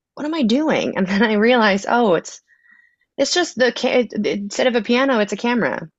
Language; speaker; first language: English; native; English